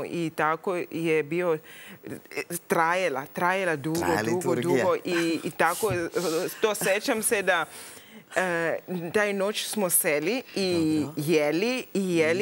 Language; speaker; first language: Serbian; non-native, learner; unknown